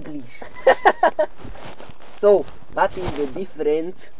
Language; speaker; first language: English; non-native, learner; Slovak